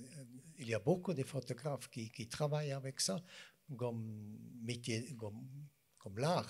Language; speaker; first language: French; non-native, fluent; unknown